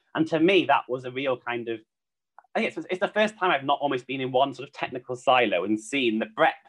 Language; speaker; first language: English; native; English